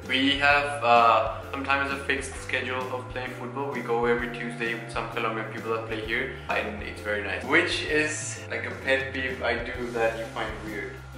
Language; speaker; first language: English; non-native, fluent; Spanish